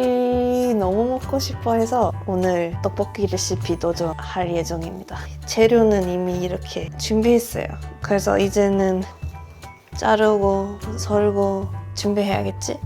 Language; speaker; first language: Korean; non-native, fluent; Swedish